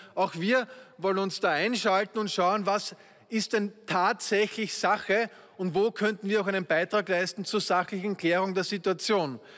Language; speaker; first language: German; native; German